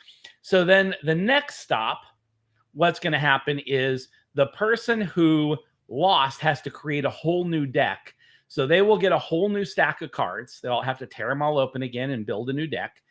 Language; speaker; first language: English; native; English